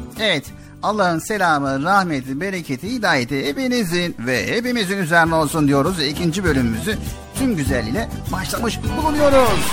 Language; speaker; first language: Turkish; native; Turkish